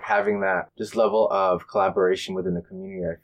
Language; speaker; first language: English; native; English